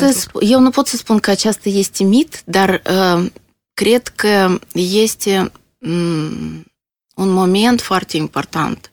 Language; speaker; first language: Romanian; non-native, local second language; Russian